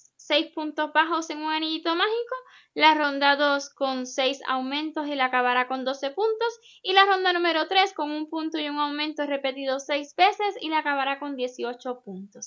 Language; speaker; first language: Spanish; native; Spanish